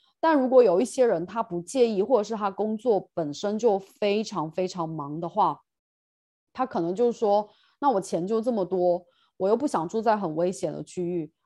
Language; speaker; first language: Chinese; native; Chinese